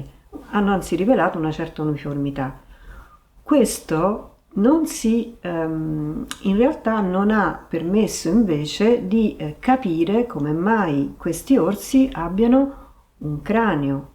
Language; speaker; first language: Italian; native; Italian